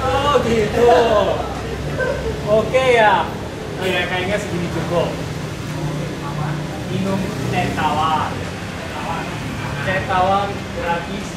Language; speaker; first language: Indonesian; non-native, learner; Korean